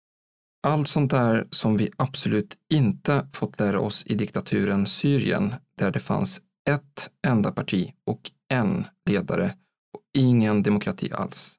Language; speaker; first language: Swedish; non-native, fluent; Arabic